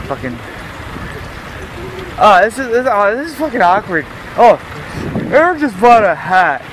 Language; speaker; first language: English; native; English